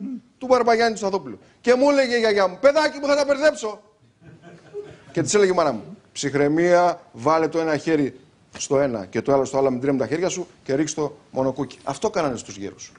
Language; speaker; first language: Greek; native; Greek